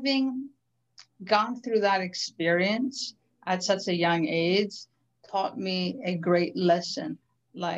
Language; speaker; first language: English; early bilingual, other home language; Greek